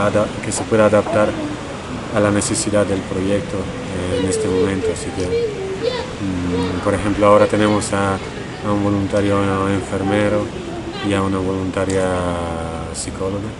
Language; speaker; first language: Spanish; non-native, fluent; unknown